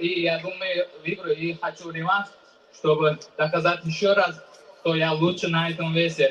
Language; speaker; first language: Russian; non-native, fluent; Uzbek